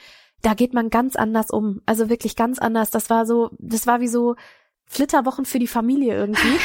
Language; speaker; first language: German; native; German